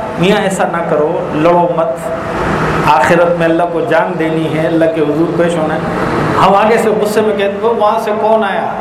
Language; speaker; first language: Urdu; native; Urdu